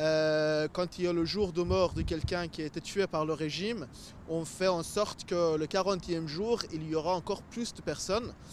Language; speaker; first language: French; non-native, fluent; Persian